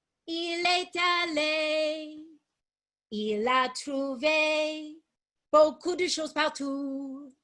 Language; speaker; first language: French; non-native, fluent; English